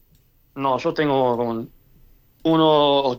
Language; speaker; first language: Spanish; early bilingual, heritage; English